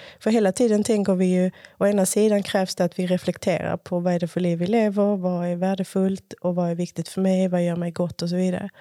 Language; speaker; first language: Swedish; early bilingual, other home language; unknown